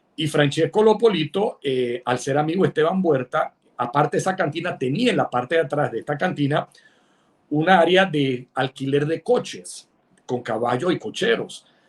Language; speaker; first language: Spanish; early bilingual, other home language; Italian